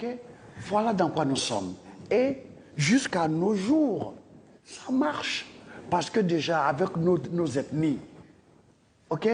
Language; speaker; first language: French; non-native, local second language; Dyula